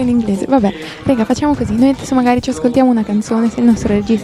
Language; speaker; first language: Italian; native; Italian